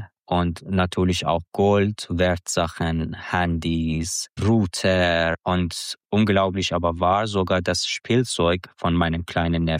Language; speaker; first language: German; non-native, fluent; Persian